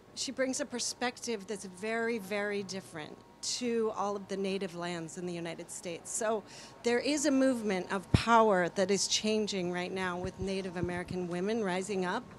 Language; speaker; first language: English; native; English